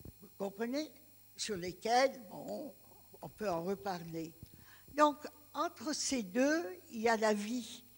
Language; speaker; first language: French; non-native, local second language; Greek